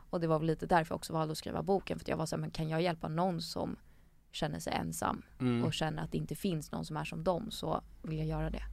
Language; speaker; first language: Swedish; native; Swedish